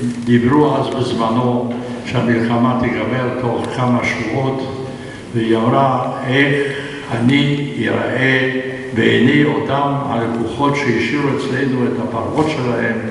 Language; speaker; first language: Hebrew; non-native, fluent; Polish